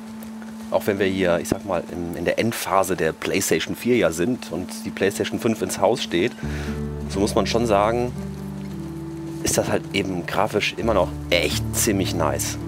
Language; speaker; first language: German; native; German